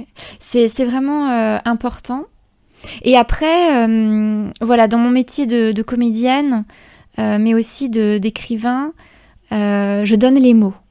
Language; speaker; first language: French; native; French